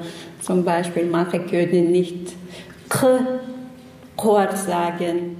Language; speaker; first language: German; non-native, learner; Chechen